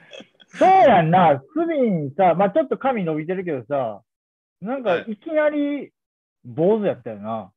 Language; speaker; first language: Japanese; native; Japanese